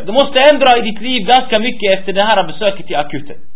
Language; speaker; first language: Swedish; early bilingual, other home language; Arabic